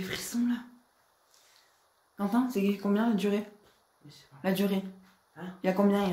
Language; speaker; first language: French; native; French